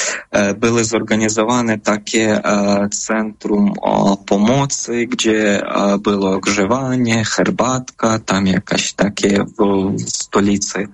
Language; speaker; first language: Polish; non-native, fluent; Ukrainian